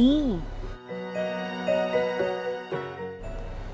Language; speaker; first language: Russian; non-native, local second language; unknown